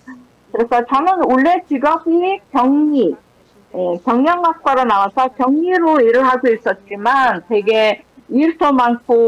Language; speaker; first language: Korean; non-native, fluent; Mongolian